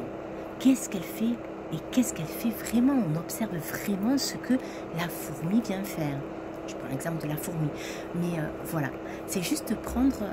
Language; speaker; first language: French; native; French